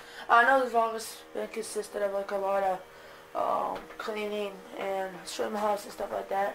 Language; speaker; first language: English; native; English